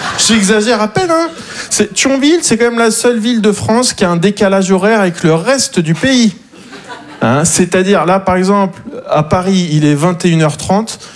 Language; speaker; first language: French; native; French